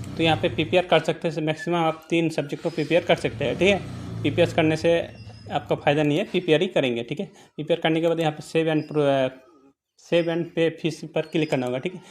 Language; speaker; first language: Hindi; non-native, local second language; Bangla